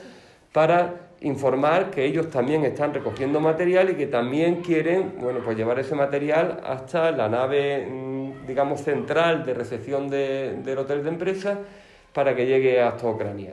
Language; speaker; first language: Spanish; native; Spanish